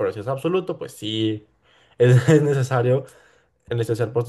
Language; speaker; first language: Spanish; native; Spanish